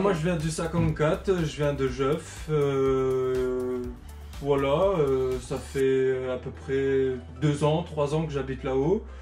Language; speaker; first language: French; native; French